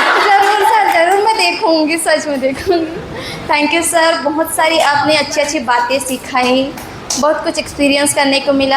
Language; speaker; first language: Hindi; native; Hindi